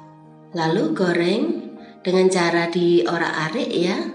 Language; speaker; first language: Indonesian; native; Indonesian